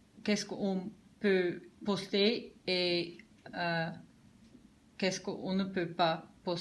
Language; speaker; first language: French; non-native, learner; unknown